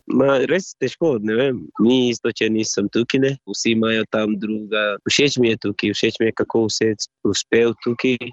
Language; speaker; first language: Slovenian; non-native, learner; Igbo